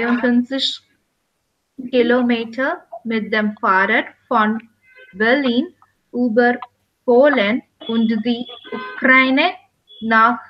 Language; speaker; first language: German; non-native, learner; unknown